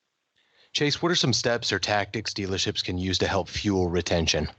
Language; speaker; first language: English; native; English